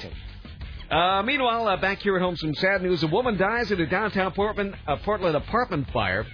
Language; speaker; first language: English; native; English